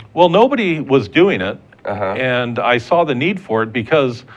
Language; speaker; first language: English; native; English